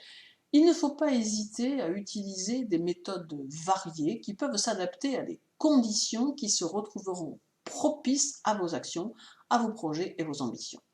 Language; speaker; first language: French; native; French